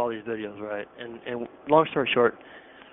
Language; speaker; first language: English; native; English